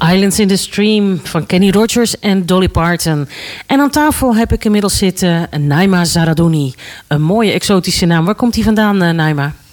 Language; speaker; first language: Dutch; native; Dutch